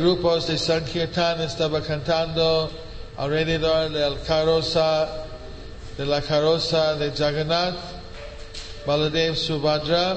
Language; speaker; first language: Spanish; non-native, fluent; English